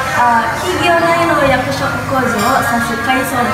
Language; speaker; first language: Japanese; non-native, learner; Indonesian